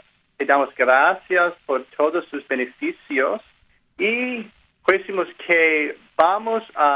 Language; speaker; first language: Spanish; non-native, learner; English